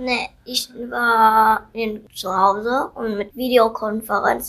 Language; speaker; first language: German; non-native, learner; Vietnamese